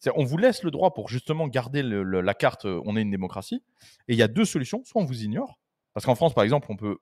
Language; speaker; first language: French; native; French